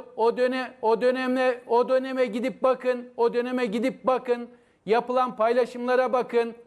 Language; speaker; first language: Turkish; native; Turkish